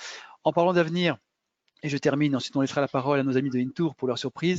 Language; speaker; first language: French; native; French